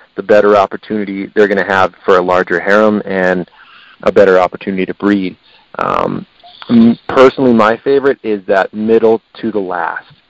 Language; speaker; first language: English; native; English